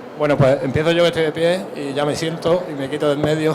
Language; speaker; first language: Spanish; native; Spanish